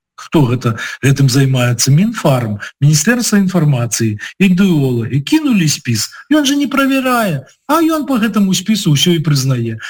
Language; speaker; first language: Belarusian; native; Belarusian